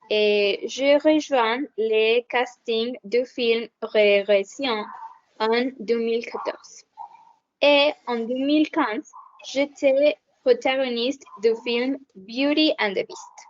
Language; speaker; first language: French; non-native, learner; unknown